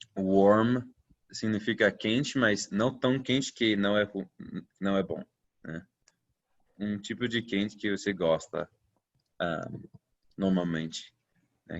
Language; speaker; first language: Portuguese; non-native, fluent; English